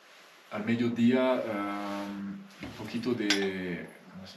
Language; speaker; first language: Spanish; non-native, learner; French